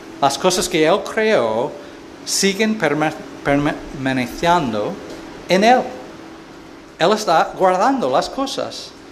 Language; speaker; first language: Spanish; non-native, fluent; English